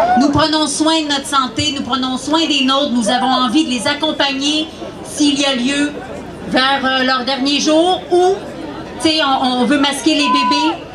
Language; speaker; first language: French; native; French